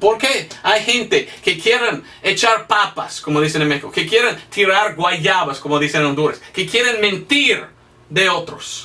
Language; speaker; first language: Spanish; non-native, fluent; English